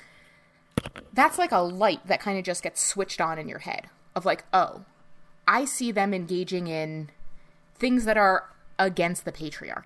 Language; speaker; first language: English; native; English